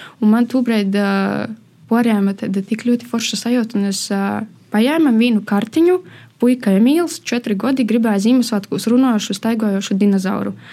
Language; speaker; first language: Latvian; native; Latvian